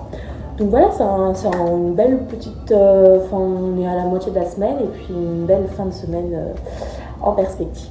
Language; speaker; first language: French; native; French